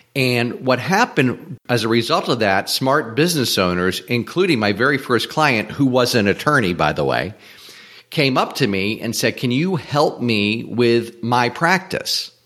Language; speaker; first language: English; native; English